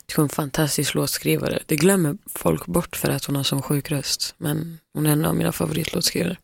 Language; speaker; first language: Swedish; early bilingual, other home language; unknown